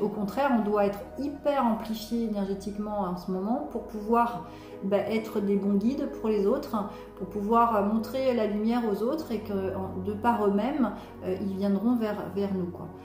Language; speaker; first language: French; native; French